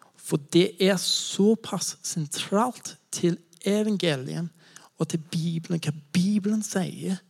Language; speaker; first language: Norwegian; non-native, fluent; English